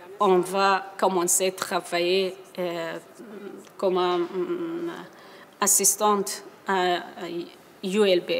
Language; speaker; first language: French; non-native, learner; Persian